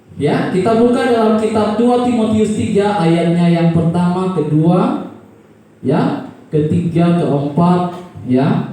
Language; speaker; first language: Indonesian; native; Indonesian